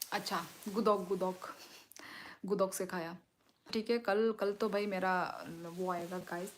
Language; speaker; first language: Hindi; non-native, local second language; Kok Borok